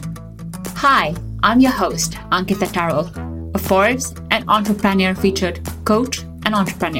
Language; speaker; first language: English; non-native, local second language; Hindi